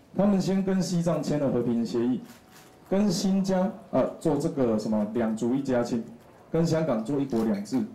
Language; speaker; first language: Chinese; non-native, local second language; Min Nan Chinese